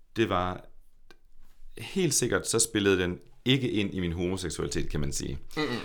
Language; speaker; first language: Danish; native; Danish